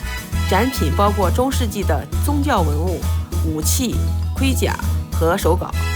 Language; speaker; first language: Chinese; native; Chinese